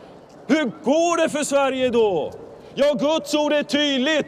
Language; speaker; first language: Swedish; non-native, fluent; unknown